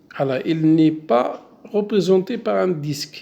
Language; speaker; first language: French; non-native, local second language; Arabic